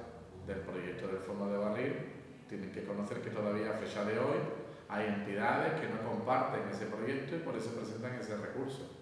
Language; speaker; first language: Spanish; native; Spanish